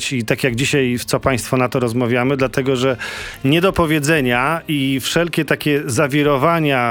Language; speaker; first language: Polish; native; Polish